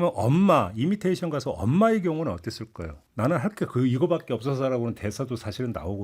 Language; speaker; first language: Korean; native; Korean